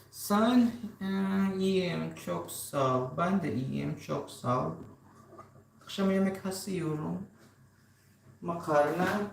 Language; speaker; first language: Turkish; non-native, learner; Filipino